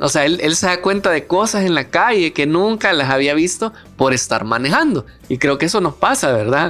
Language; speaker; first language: Spanish; native; Spanish